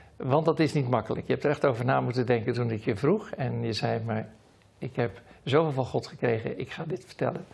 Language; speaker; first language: Dutch; native; Dutch